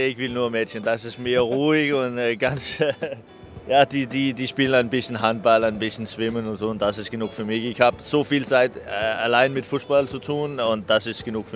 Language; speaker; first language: German; non-native, fluent; Danish